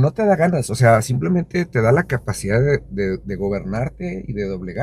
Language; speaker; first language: Spanish; native; Spanish